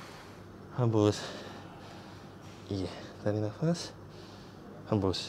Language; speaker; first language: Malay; non-native, local second language; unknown